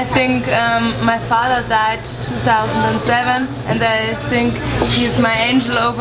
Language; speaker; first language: English; non-native, learner; German